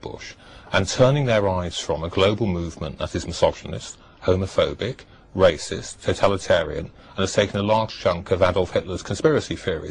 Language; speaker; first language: English; native; English